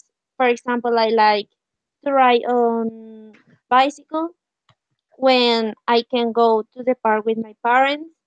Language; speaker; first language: English; non-native, learner; Spanish